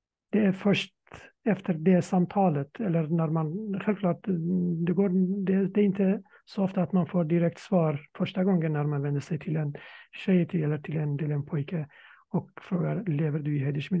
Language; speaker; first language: Swedish; non-native, fluent; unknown